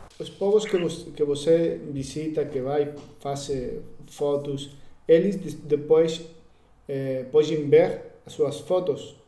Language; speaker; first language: Portuguese; non-native, learner; Spanish